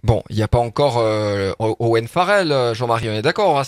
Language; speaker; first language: French; native; French